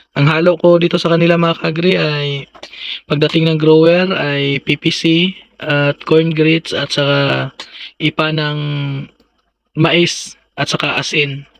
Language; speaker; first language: Filipino; non-native, local second language; Cebuano